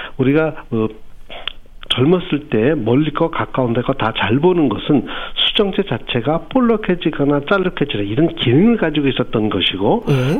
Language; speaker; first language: Korean; native; Korean